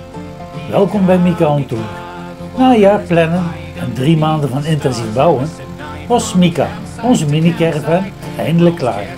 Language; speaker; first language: Dutch; native; Dutch